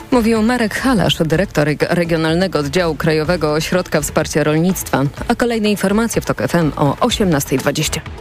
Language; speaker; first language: Polish; native; Polish